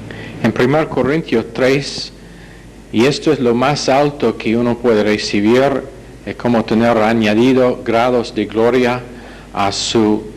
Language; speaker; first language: Spanish; non-native, fluent; English